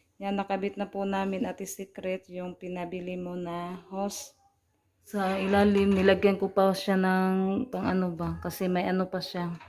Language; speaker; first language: Filipino; non-native, local second language; Cebuano